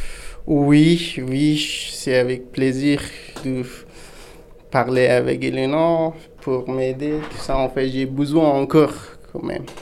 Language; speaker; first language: French; non-native, learner; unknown